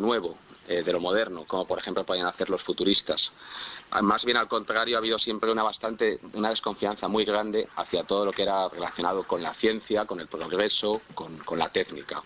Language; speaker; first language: Spanish; native; Spanish